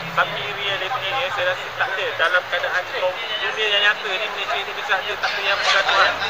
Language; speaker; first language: Malay; native; Malay